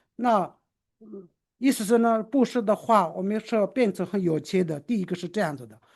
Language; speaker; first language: Chinese; non-native, local second language; Tibetan